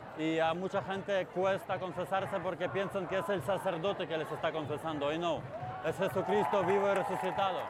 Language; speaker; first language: Spanish; non-native, fluent; Ukrainian